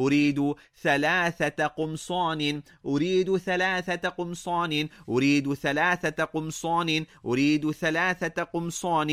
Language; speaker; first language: Arabic; non-native, fluent; English